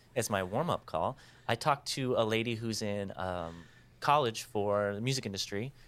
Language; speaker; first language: English; native; English